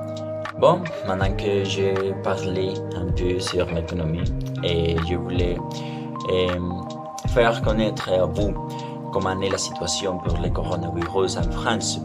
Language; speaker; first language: French; non-native, learner; Spanish